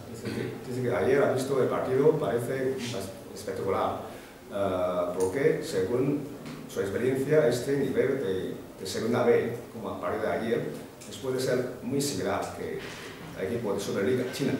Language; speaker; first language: Spanish; non-native, fluent; Chinese